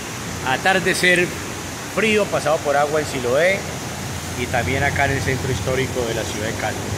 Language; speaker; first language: Spanish; native; Spanish